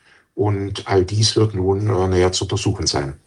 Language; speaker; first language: German; native; German